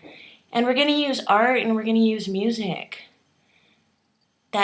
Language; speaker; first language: English; native; English